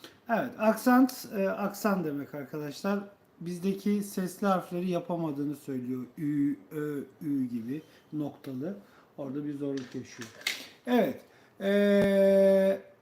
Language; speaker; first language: Turkish; native; Turkish